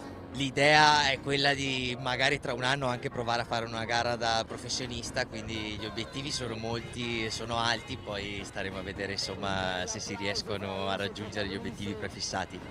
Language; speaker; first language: Italian; native; Italian